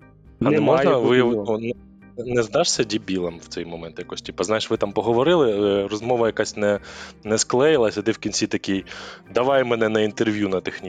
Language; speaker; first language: Ukrainian; native; Ukrainian